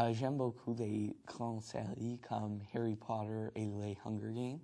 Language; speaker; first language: French; non-native, learner; English